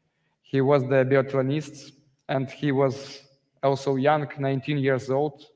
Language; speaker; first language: English; non-native, learner; Ukrainian